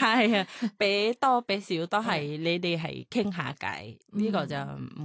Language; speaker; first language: Cantonese; non-native, learner; Thai